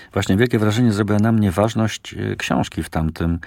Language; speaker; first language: Polish; native; Polish